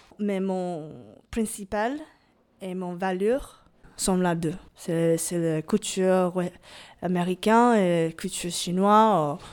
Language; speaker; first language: French; non-native, learner; English